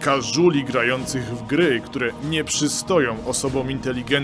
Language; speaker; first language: Polish; native; Polish